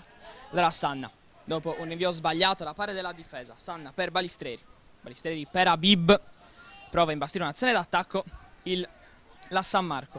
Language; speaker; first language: Italian; native; Italian